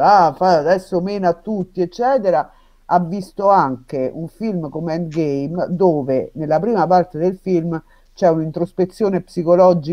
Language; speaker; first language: Italian; native; Italian